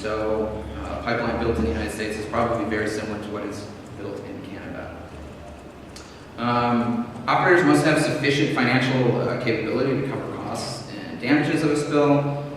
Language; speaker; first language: English; native; English